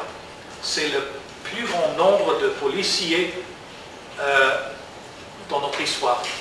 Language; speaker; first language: French; non-native, learner; English